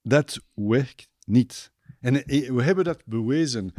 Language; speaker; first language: Dutch; non-native, fluent; French